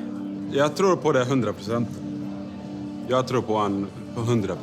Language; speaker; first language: Swedish; non-native, learner; Arabic